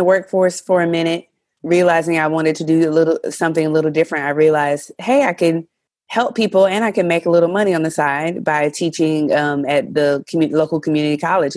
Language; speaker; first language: English; native; English